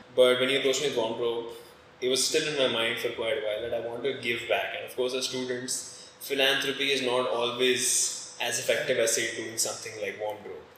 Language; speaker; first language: English; non-native, local second language; Hindi